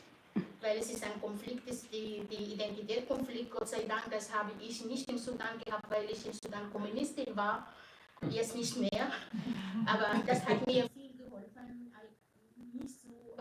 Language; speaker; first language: German; non-native, fluent; Arabic